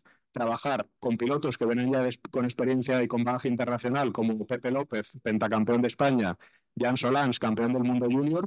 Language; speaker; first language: Spanish; native; Spanish